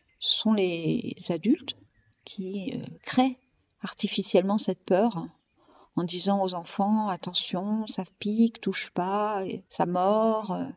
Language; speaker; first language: French; native; French